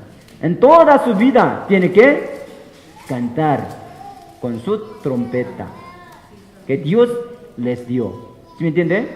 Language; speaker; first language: Spanish; non-native, fluent; Korean